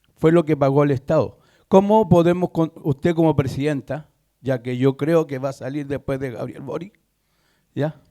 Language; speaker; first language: Spanish; native; Spanish